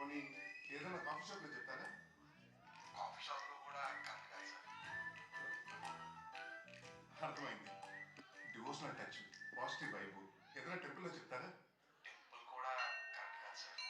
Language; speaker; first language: Telugu; native; Telugu